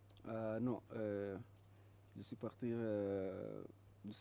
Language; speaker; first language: French; non-native, learner; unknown